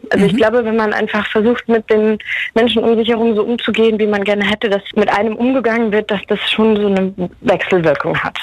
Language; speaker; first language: German; early bilingual, other home language; Hungarian